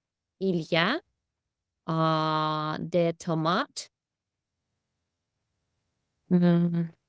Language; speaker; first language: French; non-native, learner; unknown